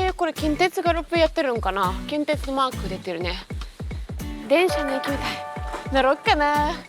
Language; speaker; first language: Japanese; non-native, fluent; Russian